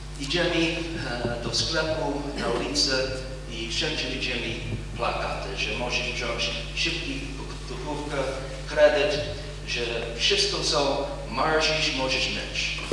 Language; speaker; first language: Polish; non-native, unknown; English